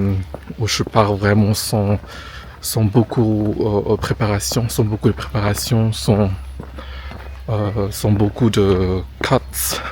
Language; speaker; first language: French; non-native, fluent; Indonesian